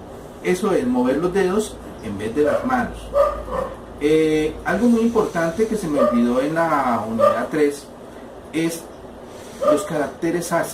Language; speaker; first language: Spanish; native; Spanish